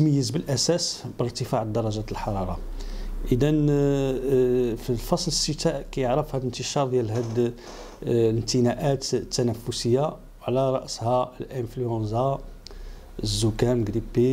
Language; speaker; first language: Arabic; native; Arabic